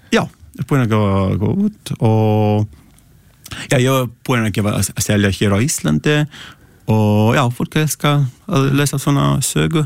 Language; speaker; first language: Icelandic; non-native, learner; Italian